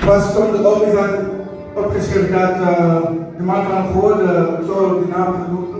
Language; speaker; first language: Dutch; non-native, learner; Lingala